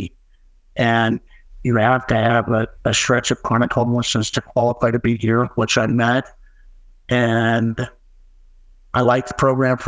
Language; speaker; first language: English; native; English